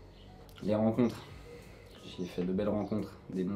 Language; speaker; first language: French; native; French